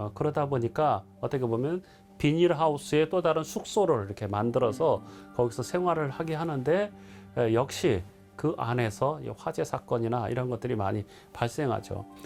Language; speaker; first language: Korean; native; Korean